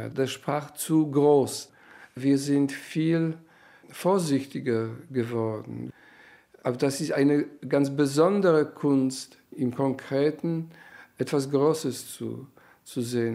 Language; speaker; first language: German; non-native, fluent; Polish